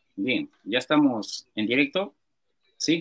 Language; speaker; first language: Spanish; native; Spanish